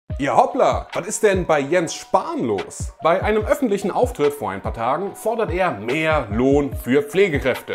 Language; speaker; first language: German; native; German